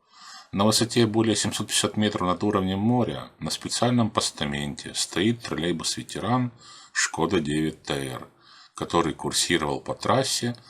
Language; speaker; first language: Russian; native; Russian